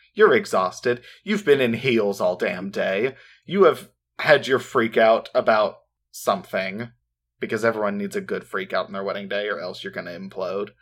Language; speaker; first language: English; native; English